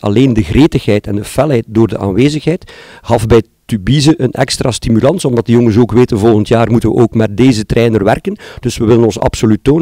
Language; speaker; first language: Dutch; native; Dutch